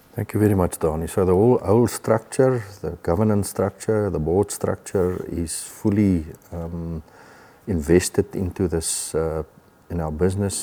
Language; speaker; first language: English; non-native, local second language; Afrikaans